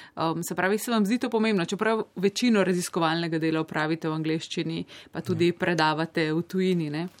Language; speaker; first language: Slovenian; native; Slovenian